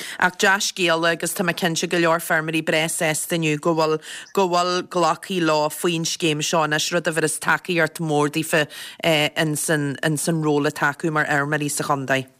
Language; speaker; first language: Irish; native; Irish